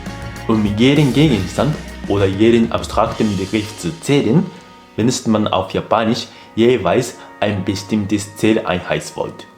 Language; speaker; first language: German; non-native, fluent; Japanese